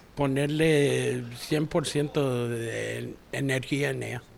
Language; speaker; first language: Spanish; early bilingual, heritage; Spanish